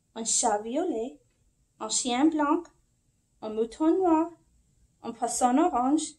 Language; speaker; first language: French; non-native, fluent; English